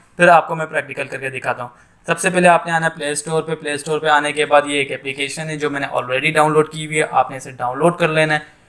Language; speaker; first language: Hindi; native; Hindi